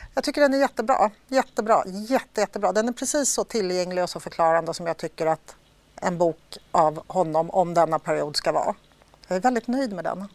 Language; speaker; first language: Swedish; early bilingual, other home language; Polish